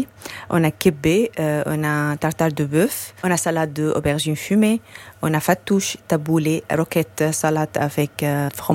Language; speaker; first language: French; non-native, learner; Arabic